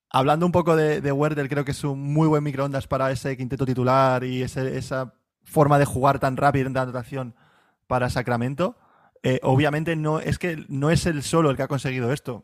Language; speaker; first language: Spanish; native; Spanish